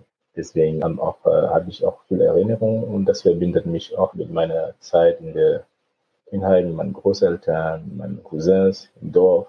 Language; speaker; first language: German; non-native, fluent; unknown